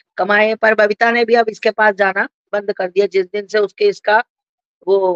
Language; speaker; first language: Hindi; native; Hindi